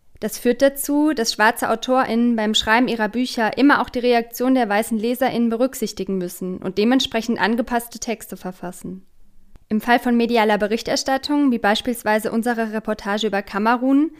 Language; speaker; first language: German; native; German